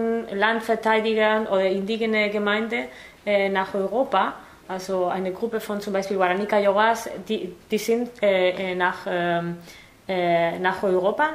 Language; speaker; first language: German; non-native, fluent; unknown